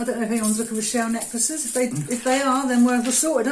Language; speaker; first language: English; native; English